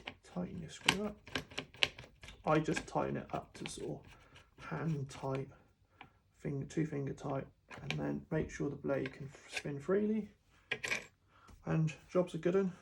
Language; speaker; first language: English; native; English